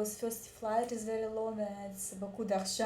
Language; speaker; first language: English; non-native, learner; Russian